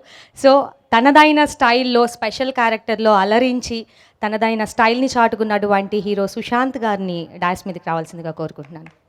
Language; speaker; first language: Telugu; native; Telugu